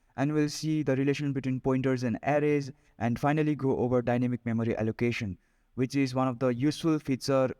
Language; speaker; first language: English; non-native, local second language; Nepali